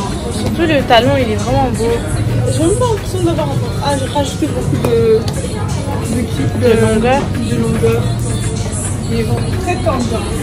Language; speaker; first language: French; native; French